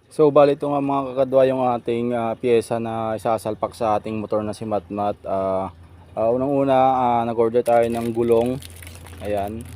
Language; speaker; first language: Filipino; native; Filipino